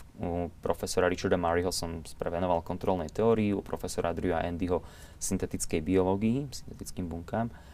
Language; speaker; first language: Slovak; native; Slovak